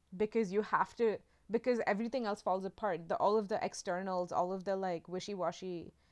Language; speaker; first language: English; non-native, local second language; Hindi